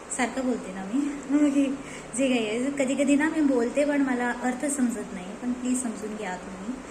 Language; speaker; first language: Marathi; non-native, local second language; Konkani